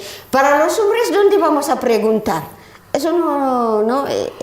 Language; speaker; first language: Spanish; non-native, learner; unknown